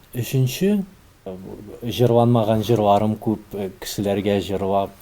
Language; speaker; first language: Tatar; early bilingual, heritage; Tatar